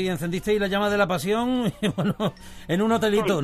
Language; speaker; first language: Spanish; native; Spanish